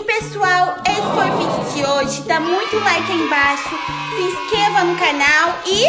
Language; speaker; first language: Portuguese; native; Portuguese